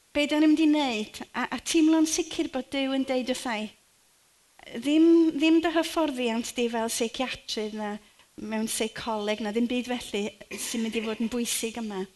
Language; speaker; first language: Welsh; native; Welsh